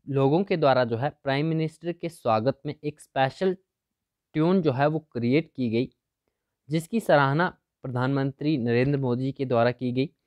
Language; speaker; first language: Hindi; native; Hindi